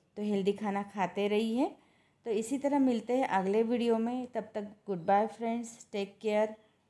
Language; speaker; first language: Hindi; non-native, local second language; Marathi